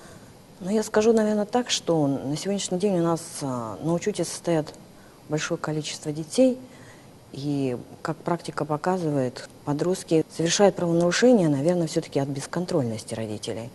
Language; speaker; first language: Russian; native; Russian